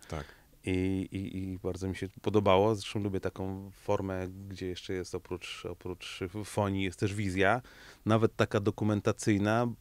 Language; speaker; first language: Polish; early bilingual, heritage; Polish